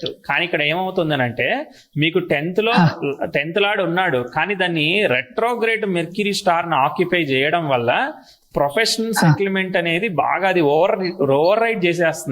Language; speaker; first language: Telugu; native; Telugu